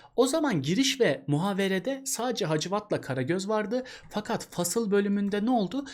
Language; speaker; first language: Turkish; native; Turkish